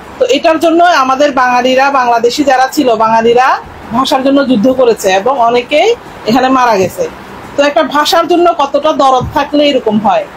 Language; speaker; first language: Bangla; non-native, local second language; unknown